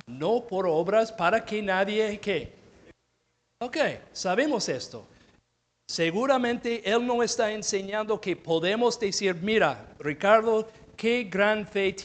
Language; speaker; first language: Spanish; non-native, fluent; English